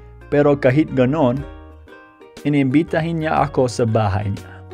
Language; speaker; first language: Filipino; non-native, fluent; English